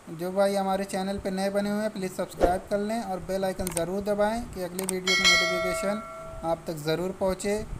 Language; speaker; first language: Hindi; native; Hindi